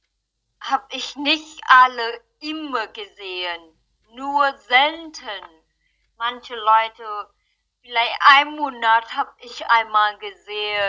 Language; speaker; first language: German; non-native, learner; Vietnamese